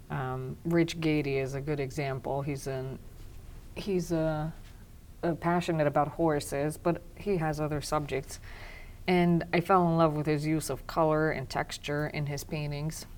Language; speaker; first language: English; non-native, fluent; Romanian